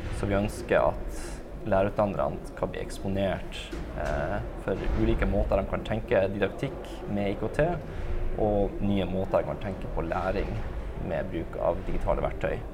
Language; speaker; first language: Norwegian; native; Norwegian